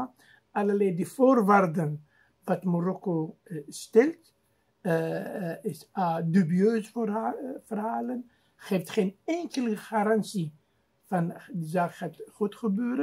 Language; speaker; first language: Dutch; non-native, fluent; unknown